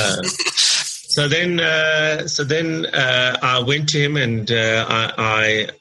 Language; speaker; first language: English; native; English